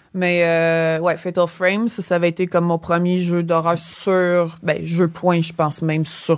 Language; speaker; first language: French; native; French